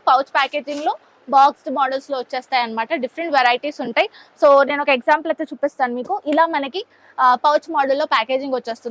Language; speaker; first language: Telugu; native; Telugu